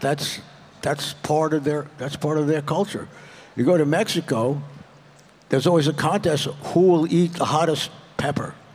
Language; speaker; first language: English; native; English